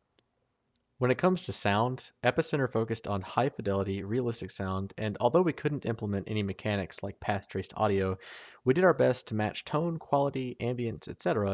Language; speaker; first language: English; native; English